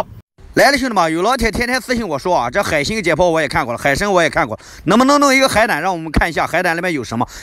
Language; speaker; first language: Chinese; native; Chinese